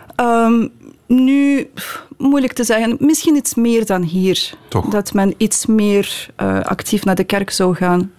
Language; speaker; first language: Dutch; non-native, fluent; Ukrainian